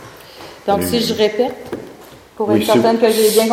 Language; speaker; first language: French; native; French